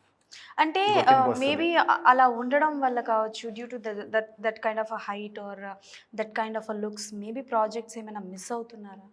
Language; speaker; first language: Telugu; native; Telugu